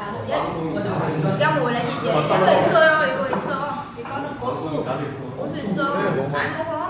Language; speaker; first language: Korean; non-native, learner; Vietnamese